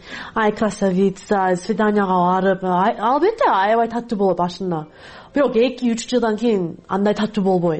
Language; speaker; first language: Kyrgyz; non-native, fluent; English